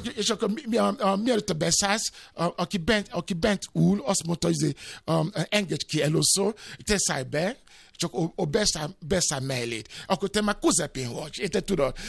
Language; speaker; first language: Hungarian; non-native, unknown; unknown